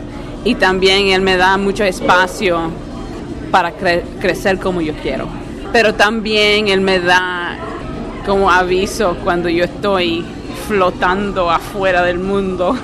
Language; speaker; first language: Spanish; early bilingual, heritage; English